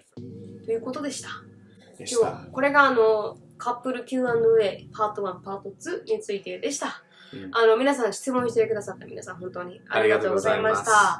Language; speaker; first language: Japanese; native; Japanese